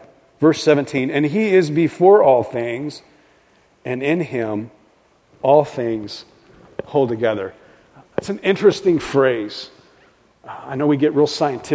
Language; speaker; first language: English; native; English